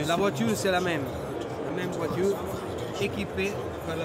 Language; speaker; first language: French; non-native, learner; Italian